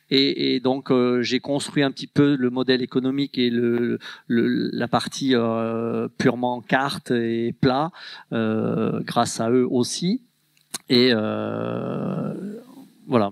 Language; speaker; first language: French; native; French